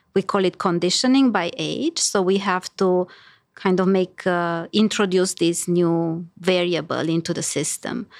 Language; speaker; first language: English; non-native, fluent; Romanian